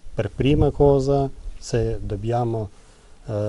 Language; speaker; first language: Italian; non-native, learner; Ukrainian